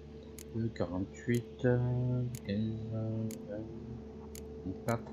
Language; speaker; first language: French; native; French